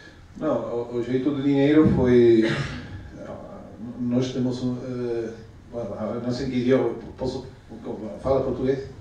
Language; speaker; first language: Portuguese; non-native, fluent; Spanish